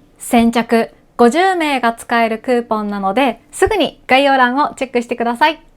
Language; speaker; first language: Japanese; native; Japanese